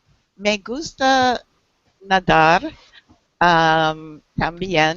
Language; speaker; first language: Spanish; non-native, learner; English